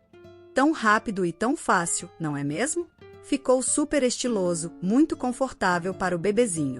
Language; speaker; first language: Portuguese; native; Portuguese